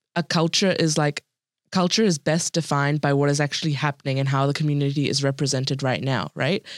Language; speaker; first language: English; native; English